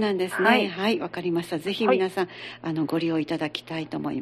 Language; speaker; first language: Japanese; native; Japanese